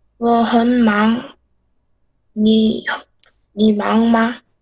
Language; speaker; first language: Chinese; non-native, learner; Korean